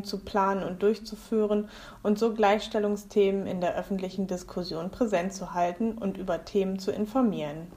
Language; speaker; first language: German; native; German